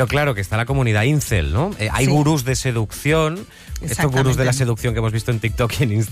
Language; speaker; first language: Spanish; native; Spanish